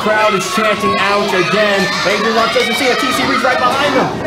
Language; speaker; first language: English; native; English